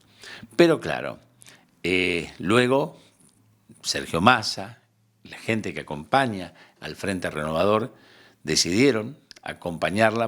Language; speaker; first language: Spanish; native; Spanish